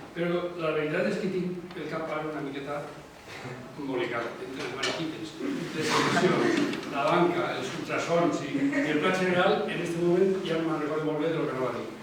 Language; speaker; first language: Catalan; non-native, local second language; Spanish